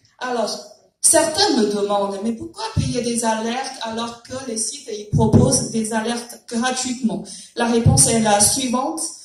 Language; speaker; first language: French; non-native, fluent; Chinese